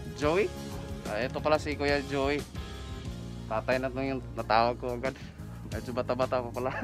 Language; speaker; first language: Filipino; non-native, local second language; Cebuano